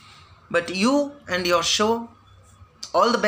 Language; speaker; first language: Kannada; non-native, learner; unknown